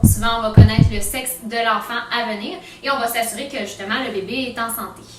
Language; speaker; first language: French; native; French